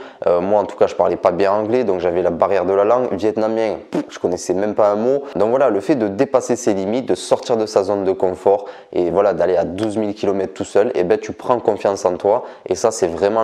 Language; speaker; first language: French; native; French